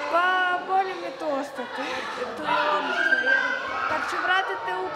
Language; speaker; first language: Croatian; non-native, learner; Ukrainian